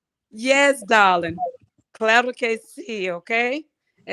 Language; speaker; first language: Spanish; non-native, learner; English